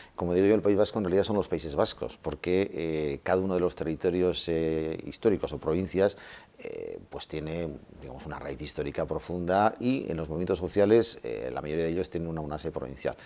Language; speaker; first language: Spanish; non-native, local second language; Basque